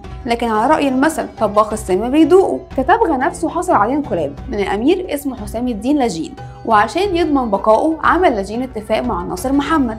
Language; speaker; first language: Arabic; native; Arabic